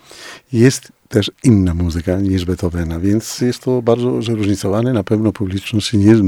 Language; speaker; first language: Polish; non-native, fluent; Spanish